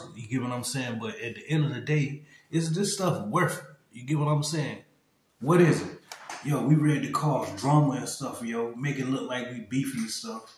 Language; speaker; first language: English; native; English